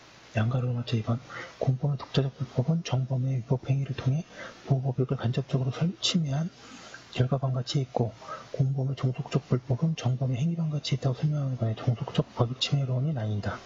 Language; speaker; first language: Korean; native; Korean